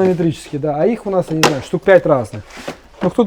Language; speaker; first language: Russian; native; Russian